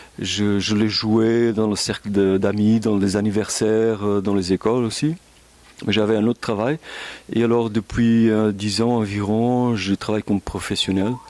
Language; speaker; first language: French; native; French